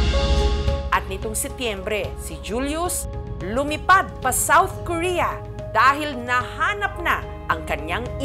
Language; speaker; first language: Filipino; native; Filipino